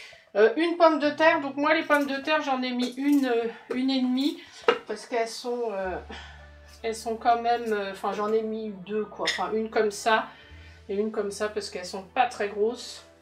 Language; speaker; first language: French; native; French